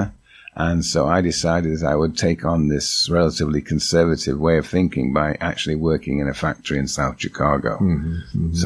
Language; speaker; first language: English; native; English